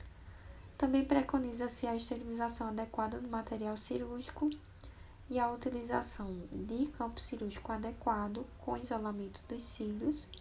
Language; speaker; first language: Portuguese; native; Portuguese